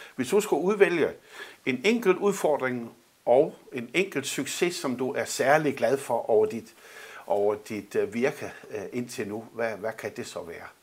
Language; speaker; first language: Danish; native; Danish